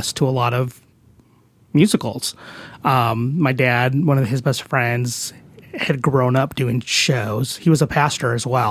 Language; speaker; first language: English; native; English